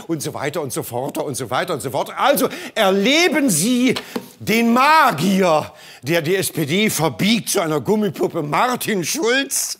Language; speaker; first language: German; native; German